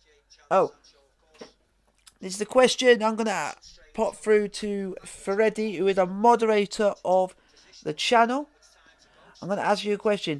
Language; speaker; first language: English; native; English